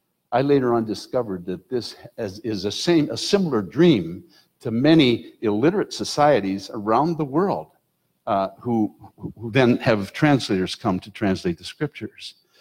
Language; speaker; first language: English; native; English